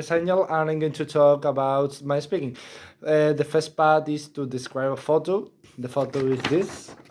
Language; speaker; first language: English; non-native, learner; Spanish